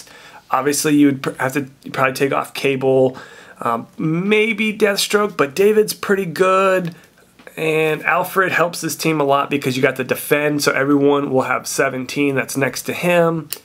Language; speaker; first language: English; native; English